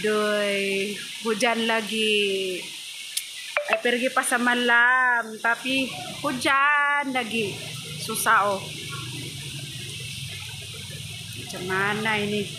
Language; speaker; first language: Indonesian; non-native, learner; Filipino